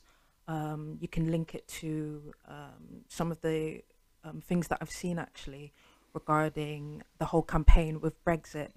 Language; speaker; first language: English; native; English